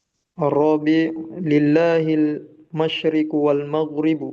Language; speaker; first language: Arabic; non-native, learner; Indonesian